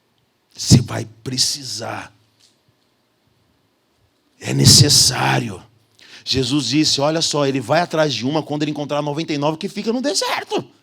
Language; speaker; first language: Portuguese; native; Portuguese